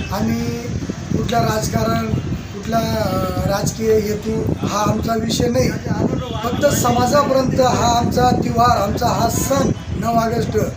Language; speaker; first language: Marathi; non-native, local second language; Bhili